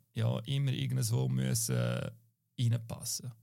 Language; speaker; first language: German; native; German